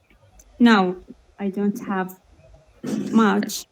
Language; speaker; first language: English; non-native, learner; Arabic